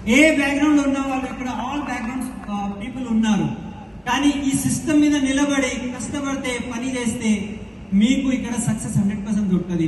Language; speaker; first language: Telugu; non-native, local second language; Hindi